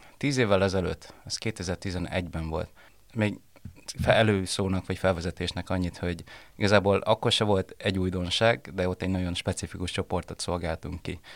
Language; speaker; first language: Hungarian; early bilingual, other home language; Vietnamese